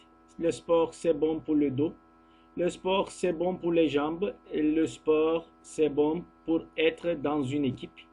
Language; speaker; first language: French; non-native, fluent; Turkish